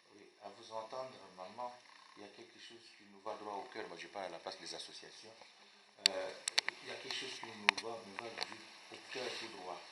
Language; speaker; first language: French; non-native, local second language; Lingala